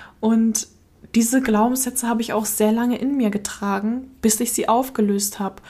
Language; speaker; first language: German; early bilingual, other home language; Russian